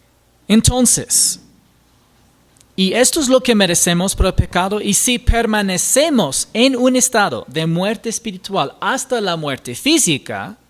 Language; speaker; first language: Spanish; non-native, fluent; English